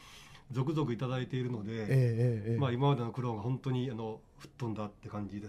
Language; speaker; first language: Japanese; native; Japanese